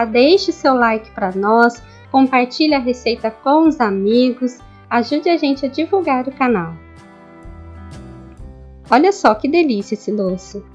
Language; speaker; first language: Portuguese; native; Portuguese